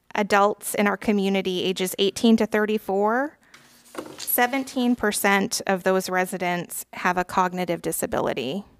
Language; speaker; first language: English; native; English